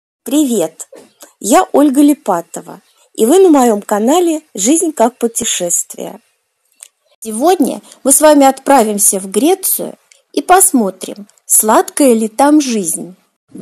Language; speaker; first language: Russian; native; Russian